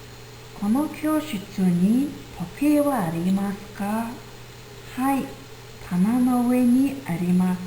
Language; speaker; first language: Japanese; non-native, fluent; Mongolian